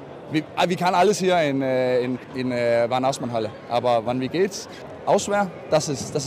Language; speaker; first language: German; non-native, learner; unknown